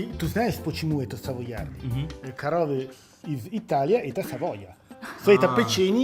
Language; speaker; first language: Russian; non-native, learner; Italian